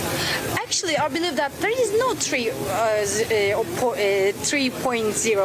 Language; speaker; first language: English; non-native, fluent; Turkish